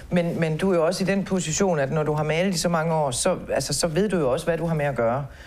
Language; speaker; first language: Danish; native; Danish